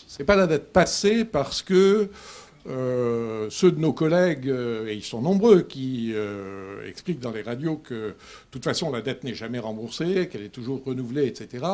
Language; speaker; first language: French; native; French